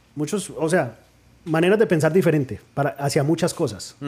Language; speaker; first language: Spanish; early bilingual, heritage; Spanish